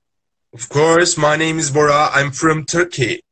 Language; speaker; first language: English; non-native, learner; Turkish